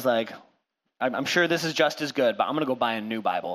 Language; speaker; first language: English; native; English